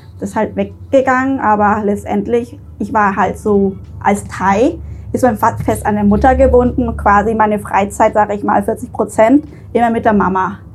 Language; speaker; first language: German; early bilingual, other home language; Thai